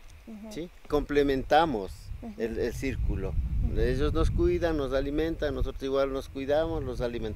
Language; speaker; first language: Spanish; native; Spanish